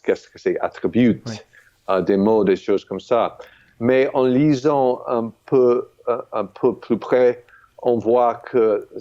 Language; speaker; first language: French; non-native, fluent; English